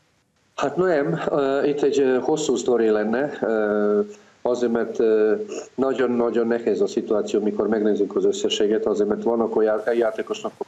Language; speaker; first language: Hungarian; non-native, fluent; Serbian